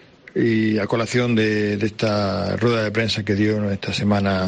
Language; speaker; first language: Spanish; native; Spanish